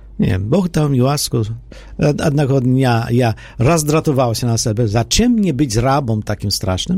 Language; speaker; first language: Polish; non-native, learner; Ukrainian